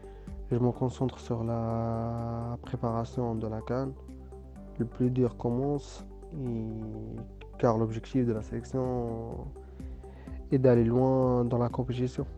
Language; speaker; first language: French; non-native, local second language; Arabic